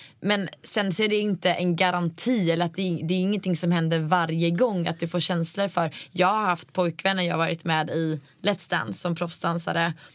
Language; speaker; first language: Swedish; native; Swedish